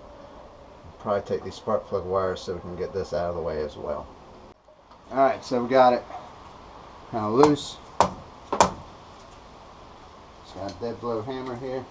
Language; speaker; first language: English; native; English